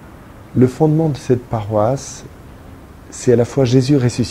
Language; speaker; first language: French; native; French